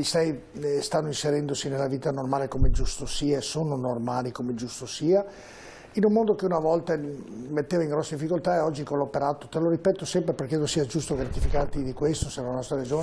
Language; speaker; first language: Italian; native; Italian